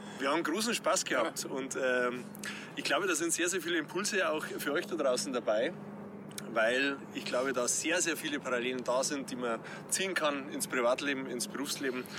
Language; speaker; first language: German; native; German